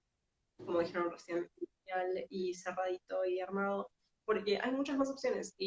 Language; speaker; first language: Spanish; native; Spanish